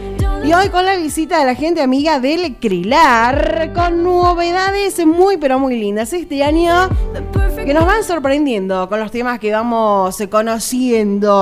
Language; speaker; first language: Spanish; native; Spanish